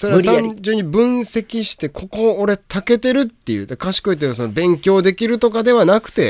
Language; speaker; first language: Japanese; native; Japanese